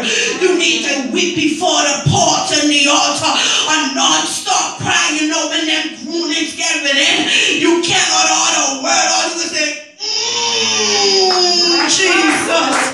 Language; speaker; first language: English; native; English